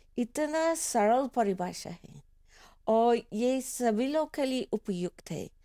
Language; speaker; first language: Hindi; non-native, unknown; English